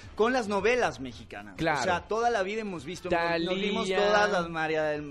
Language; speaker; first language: Spanish; native; Spanish